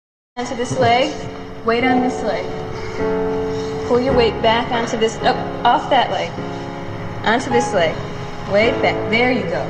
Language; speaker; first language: English; native; English